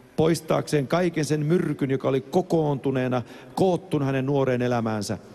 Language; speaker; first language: Finnish; native; Finnish